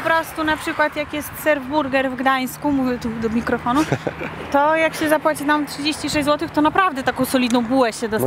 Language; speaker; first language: Polish; native; Polish